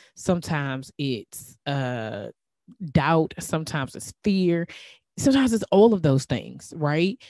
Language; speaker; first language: English; native; English